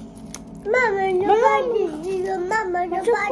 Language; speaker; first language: Italian; early bilingual, other home language; Filipino